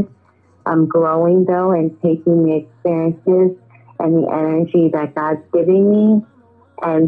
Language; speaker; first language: English; native; English